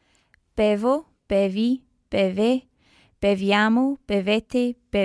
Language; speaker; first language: Italian; non-native, learner; English